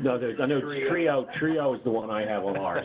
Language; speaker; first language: English; native; English